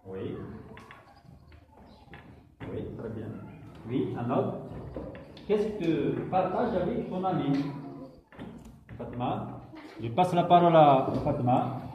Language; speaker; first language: French; non-native, local second language; Kabyle